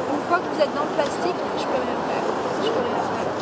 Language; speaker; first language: French; native; French